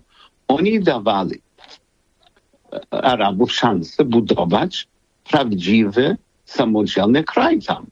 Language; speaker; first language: Polish; non-native, learner; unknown